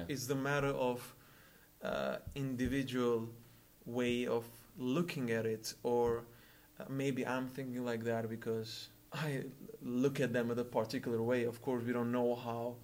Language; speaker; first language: English; non-native, fluent; Albanian